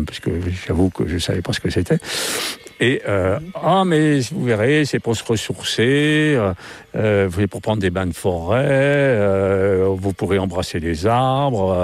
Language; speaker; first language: French; native; French